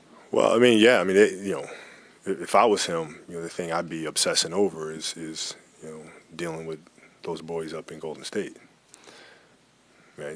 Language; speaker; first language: English; early bilingual, other home language; Italian